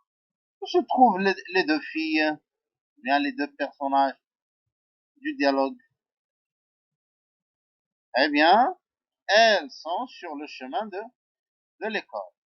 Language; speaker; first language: French; non-native, local second language; Arabic